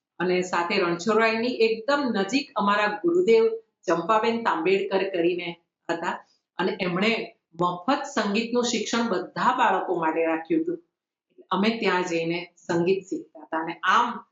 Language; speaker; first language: Gujarati; native; Gujarati